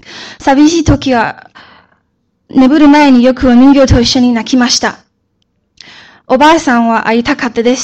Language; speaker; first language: Japanese; early bilingual, other home language; Chinese